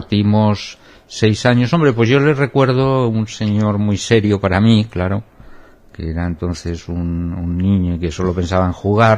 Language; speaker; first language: Spanish; native; Spanish